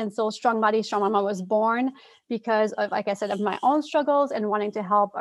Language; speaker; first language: English; non-native, fluent; French